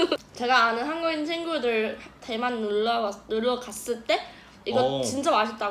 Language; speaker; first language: Korean; non-native, learner; Chinese